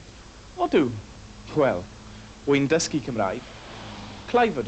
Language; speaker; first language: Welsh; non-native, learner; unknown